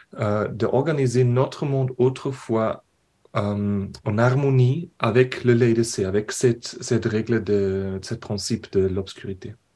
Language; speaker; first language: French; non-native, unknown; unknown